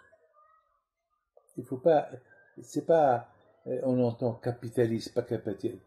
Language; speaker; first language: French; non-native, local second language; Arabic